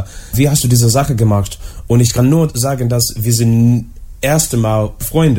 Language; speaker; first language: German; non-native, learner; English